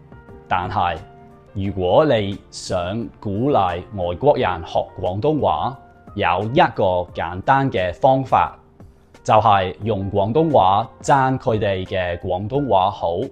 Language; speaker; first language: Cantonese; non-native, fluent; English